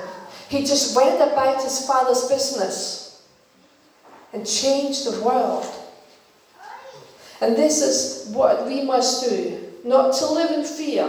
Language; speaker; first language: English; non-native, fluent; Danish